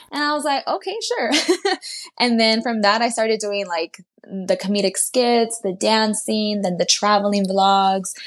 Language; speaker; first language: English; early bilingual, other home language; Spanish